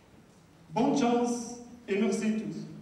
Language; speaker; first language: French; non-native, learner; Arabic